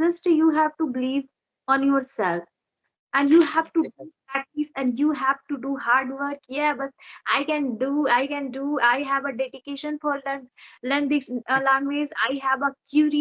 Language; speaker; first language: English; non-native, learner; Odia